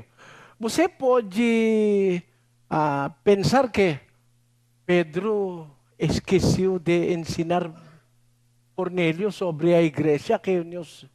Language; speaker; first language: Portuguese; non-native, learner; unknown